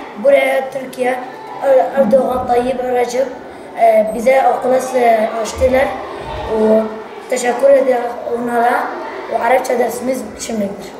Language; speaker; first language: Turkish; non-native, learner; Arabic